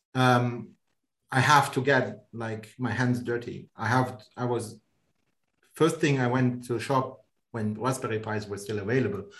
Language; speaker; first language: English; non-native, fluent; German